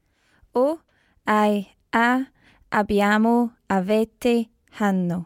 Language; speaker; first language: Italian; non-native, learner; English